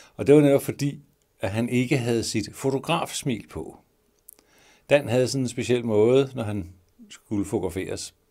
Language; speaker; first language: Danish; native; Danish